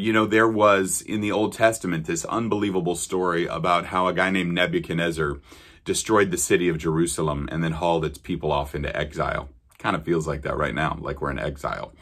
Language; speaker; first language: English; native; English